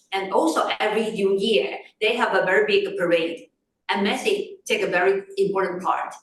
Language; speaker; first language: English; non-native, fluent; Chinese